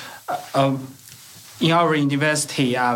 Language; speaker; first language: English; non-native, learner; Chinese